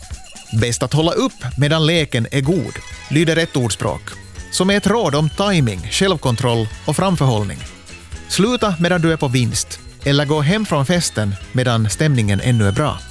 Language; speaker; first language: Swedish; native; Swedish